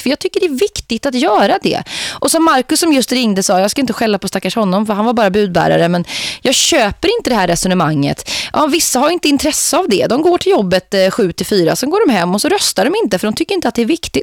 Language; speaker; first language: Swedish; native; Swedish